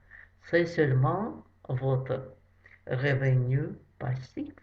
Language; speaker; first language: French; non-native, fluent; Russian